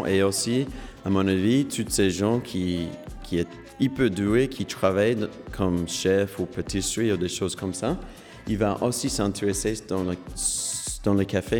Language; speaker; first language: French; non-native, fluent; English